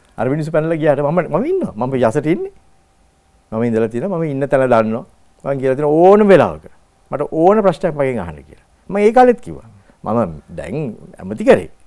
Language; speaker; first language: Sinhala; native; Sinhala